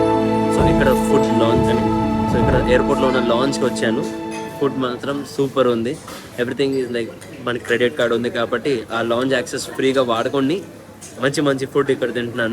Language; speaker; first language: Telugu; native; Telugu